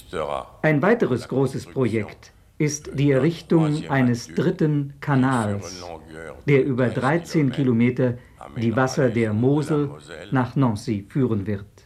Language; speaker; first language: German; native; German